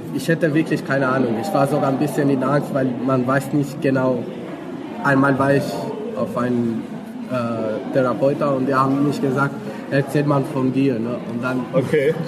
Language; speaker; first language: German; non-native, learner; Albanian